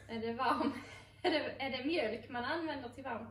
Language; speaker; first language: Swedish; native; Swedish